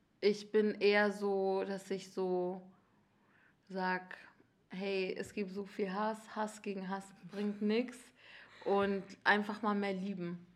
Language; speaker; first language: German; early bilingual, other home language; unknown